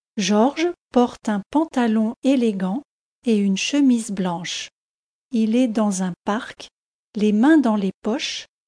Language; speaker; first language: French; native; French